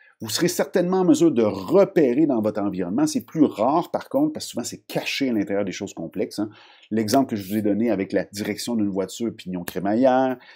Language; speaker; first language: French; native; French